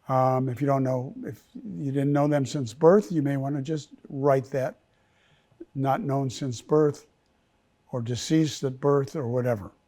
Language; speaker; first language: English; native; English